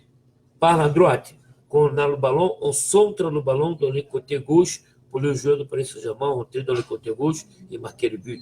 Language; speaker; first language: French; non-native, fluent; Portuguese